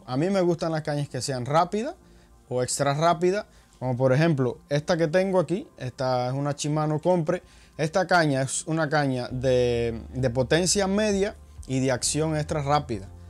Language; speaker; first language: Spanish; native; Spanish